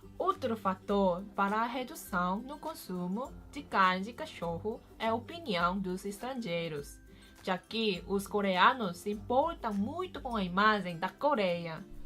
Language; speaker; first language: Portuguese; non-native, fluent; Korean